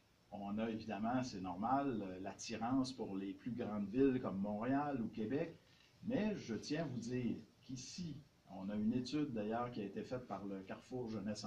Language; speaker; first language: French; native; French